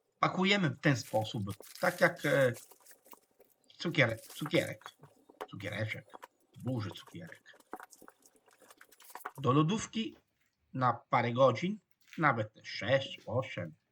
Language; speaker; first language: Polish; non-native, fluent; Italian